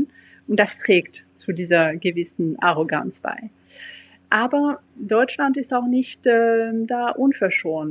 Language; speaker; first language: German; non-native, fluent; French